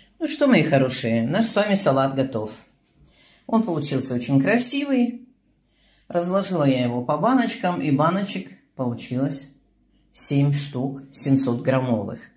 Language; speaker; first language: Russian; native; Russian